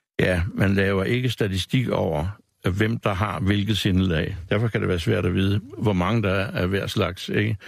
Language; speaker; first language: Danish; native; Danish